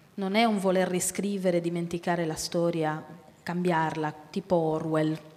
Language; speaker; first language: Italian; native; Italian